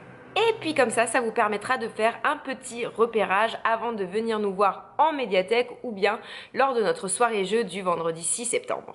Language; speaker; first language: French; native; French